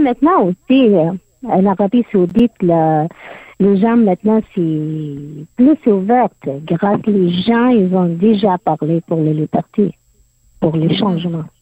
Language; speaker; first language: French; non-native, learner; Arabic